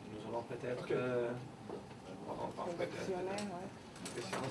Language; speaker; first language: French; non-native, fluent; Italian